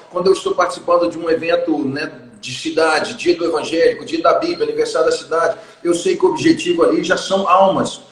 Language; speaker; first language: Portuguese; non-native, fluent; English